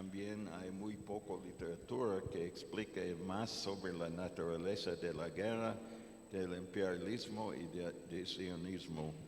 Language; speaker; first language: Spanish; non-native, fluent; English